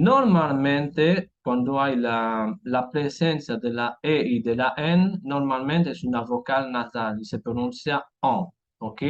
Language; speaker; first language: Spanish; non-native, fluent; French